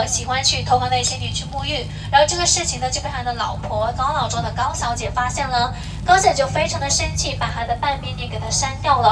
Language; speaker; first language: Chinese; native; Chinese